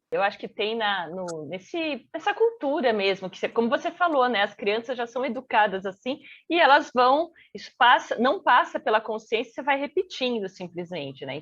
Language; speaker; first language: Portuguese; native; Portuguese